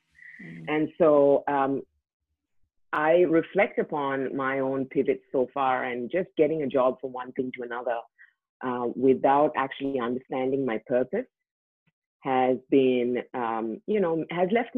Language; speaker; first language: English; native; English